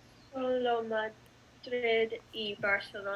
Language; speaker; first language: Spanish; non-native, learner; English